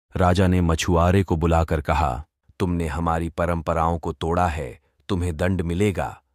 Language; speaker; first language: Hindi; non-native, local second language; Gujarati